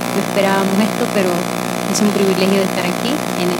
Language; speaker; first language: Spanish; native; Spanish